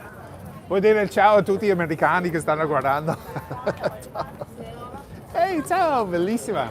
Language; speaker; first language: Italian; non-native, fluent; English